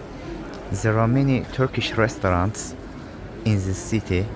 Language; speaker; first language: English; non-native, learner; Azerbaijani